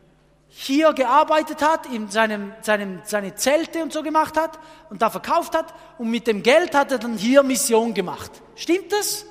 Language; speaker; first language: German; non-native, fluent; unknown